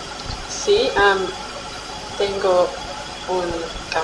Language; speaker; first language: Spanish; non-native, learner; English